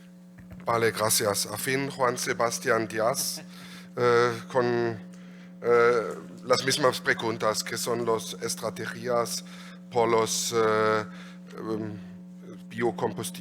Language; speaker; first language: Spanish; non-native, learner; German